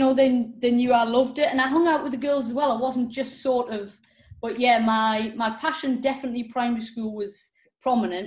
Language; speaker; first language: English; native; English